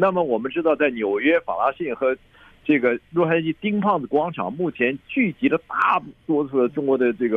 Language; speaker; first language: Chinese; native; Chinese